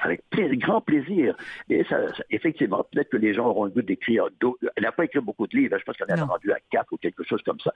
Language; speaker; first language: French; native; French